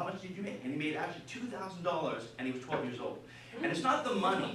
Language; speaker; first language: English; native; English